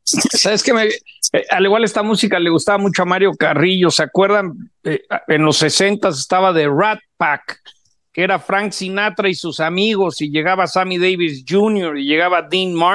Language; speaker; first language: Spanish; native; Spanish